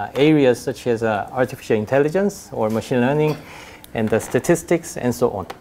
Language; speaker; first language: English; non-native, fluent; Korean